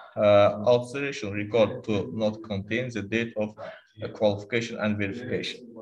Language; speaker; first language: English; non-native, learner; Azerbaijani